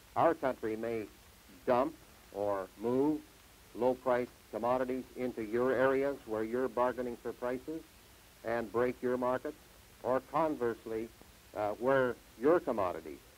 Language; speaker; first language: English; native; English